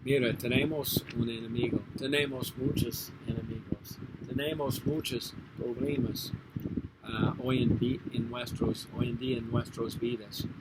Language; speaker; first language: Spanish; non-native, learner; English